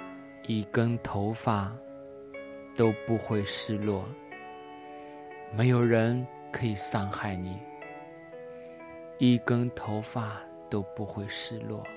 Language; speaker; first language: Chinese; native; Chinese